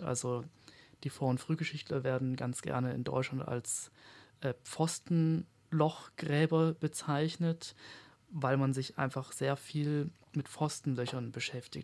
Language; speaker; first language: German; native; German